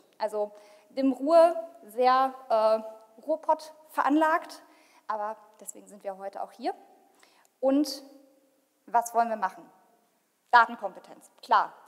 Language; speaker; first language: German; native; German